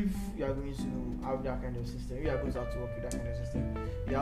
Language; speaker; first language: English; non-native, local second language; Yoruba